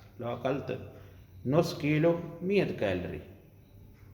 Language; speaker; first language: Arabic; non-native, learner; Urdu